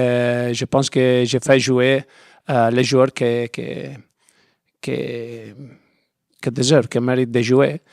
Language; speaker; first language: French; non-native, learner; Italian